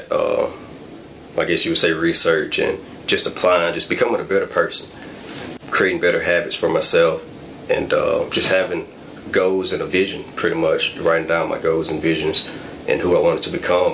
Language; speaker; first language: English; native; English